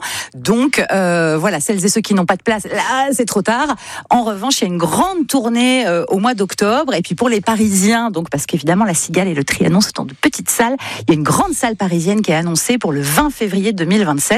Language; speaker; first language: French; native; French